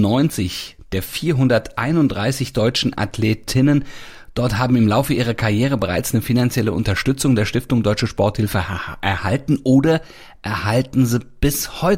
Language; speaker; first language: German; native; German